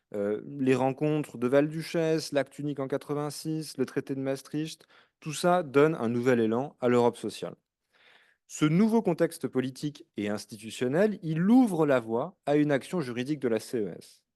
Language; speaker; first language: French; native; French